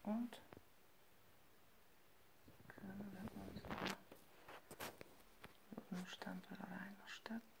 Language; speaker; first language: German; non-native, fluent; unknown